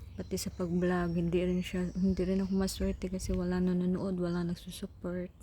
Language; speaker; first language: Filipino; non-native, local second language; Cebuano